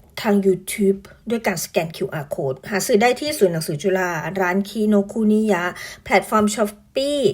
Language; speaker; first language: Thai; native; Thai